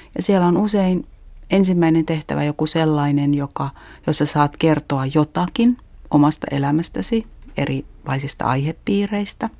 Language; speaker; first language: Finnish; native; Finnish